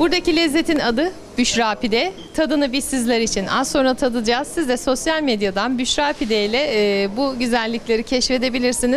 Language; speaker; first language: Turkish; native; Turkish